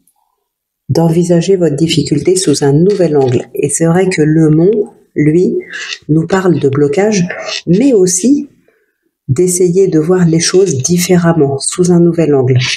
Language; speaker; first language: French; native; French